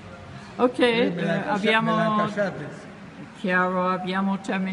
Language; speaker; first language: Italian; non-native, learner; English